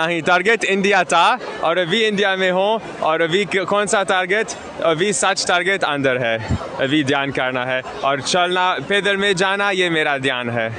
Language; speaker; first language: Hindi; non-native, learner; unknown